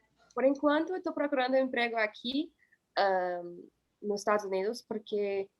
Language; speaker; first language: Portuguese; non-native, fluent; English